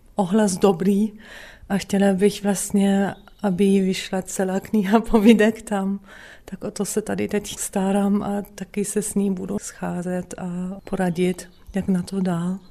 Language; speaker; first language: Czech; non-native, fluent; German